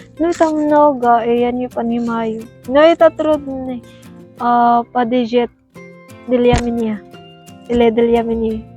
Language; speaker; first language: Russian; non-native, learner; Waray